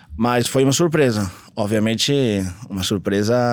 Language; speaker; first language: Portuguese; non-native, fluent; Catalan